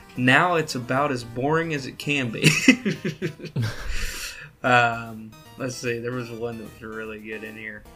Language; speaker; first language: English; native; English